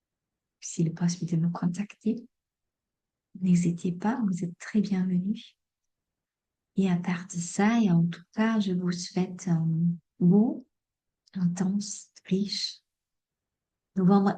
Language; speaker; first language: French; non-native, fluent; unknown